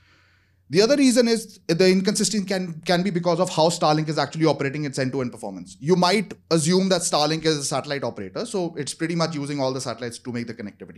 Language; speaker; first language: English; non-native, fluent; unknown